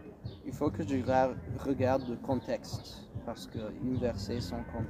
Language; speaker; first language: French; non-native, fluent; English